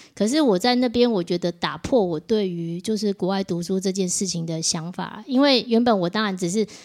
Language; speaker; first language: Chinese; native; Chinese